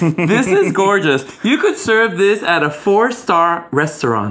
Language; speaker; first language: English; non-native, local second language; Spanish